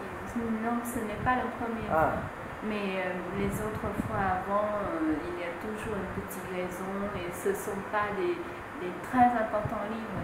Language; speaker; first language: French; non-native, fluent; Vietnamese